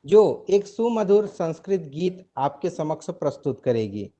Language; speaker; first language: Hindi; non-native, local second language; Gujarati